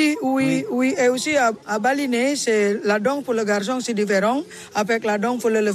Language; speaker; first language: French; non-native, learner; Balinese